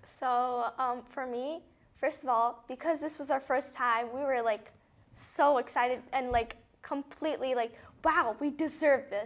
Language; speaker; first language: English; early bilingual, other home language; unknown